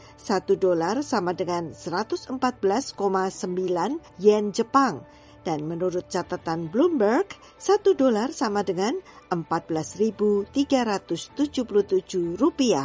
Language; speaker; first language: Indonesian; native; Indonesian